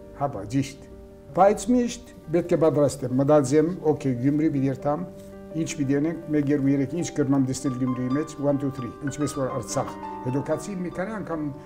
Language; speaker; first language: Armenian; early bilingual, heritage; Armenian